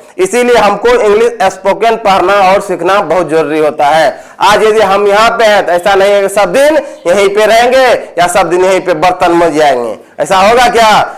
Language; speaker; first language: Hindi; native; Hindi